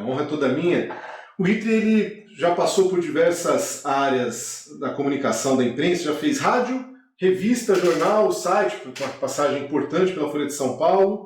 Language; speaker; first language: Portuguese; native; Portuguese